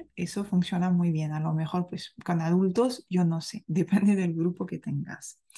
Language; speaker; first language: Spanish; non-native, fluent; French